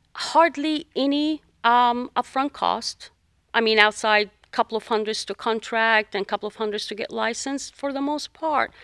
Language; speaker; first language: English; non-native, fluent; Arabic